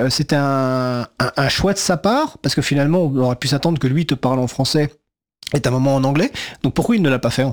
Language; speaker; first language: French; native; French